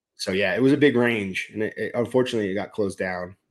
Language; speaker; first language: English; native; English